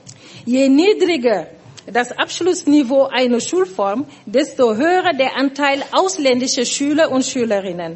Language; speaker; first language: German; non-native, fluent; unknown